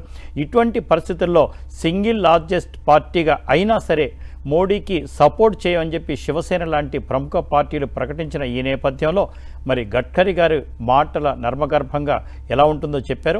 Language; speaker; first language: Telugu; native; Telugu